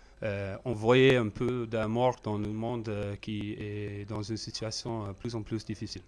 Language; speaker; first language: French; non-native, learner; English